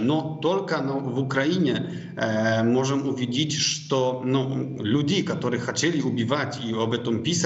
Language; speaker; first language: Russian; non-native, fluent; Polish